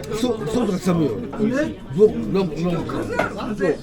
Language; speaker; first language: Japanese; native; Japanese